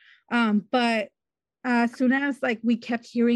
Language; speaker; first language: English; native; English